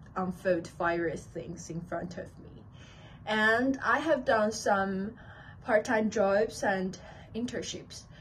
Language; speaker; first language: English; non-native, learner; Chinese